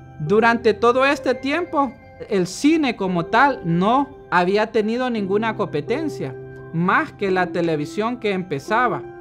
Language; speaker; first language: Spanish; native; Spanish